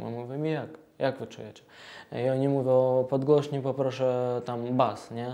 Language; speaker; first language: Polish; non-native, fluent; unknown